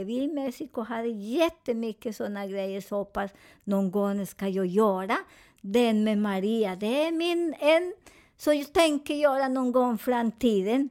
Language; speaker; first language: Swedish; non-native, fluent; Spanish